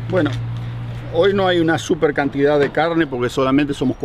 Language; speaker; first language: Spanish; native; Spanish